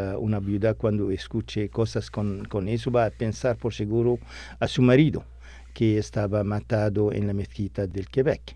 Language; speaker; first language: Spanish; non-native, fluent; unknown